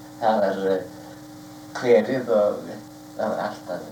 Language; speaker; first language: Icelandic; early bilingual, heritage; Icelandic